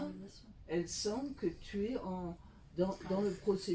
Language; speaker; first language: French; native; French